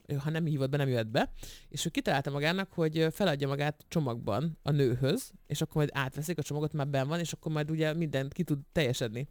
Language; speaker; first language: Hungarian; native; Hungarian